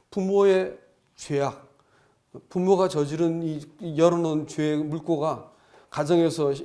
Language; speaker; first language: Korean; native; Korean